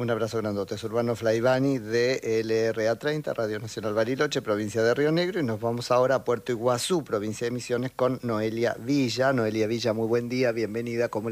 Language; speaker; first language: Spanish; native; Spanish